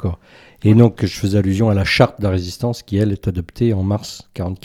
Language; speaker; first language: French; native; French